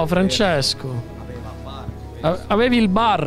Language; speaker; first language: Italian; native; Italian